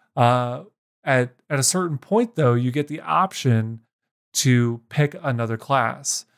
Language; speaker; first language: English; native; English